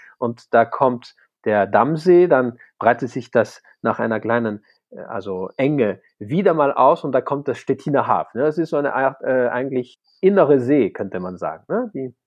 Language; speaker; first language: German; non-native, fluent; French